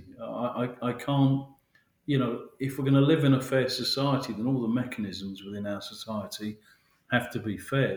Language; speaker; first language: English; native; English